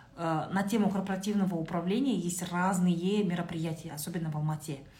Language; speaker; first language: Russian; non-native, local second language; Kazakh